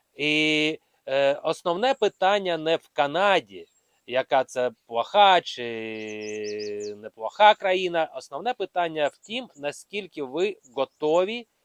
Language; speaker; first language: Ukrainian; non-native, local second language; Russian